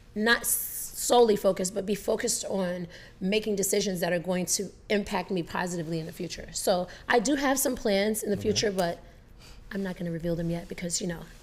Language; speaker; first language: English; native; English